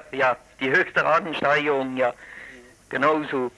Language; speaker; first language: German; non-native, fluent; French